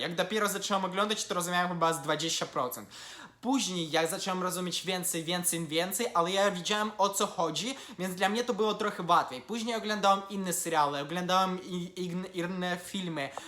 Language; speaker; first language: Polish; non-native, fluent; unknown